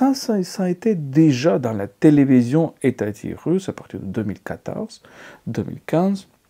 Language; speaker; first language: French; non-native, fluent; Ukrainian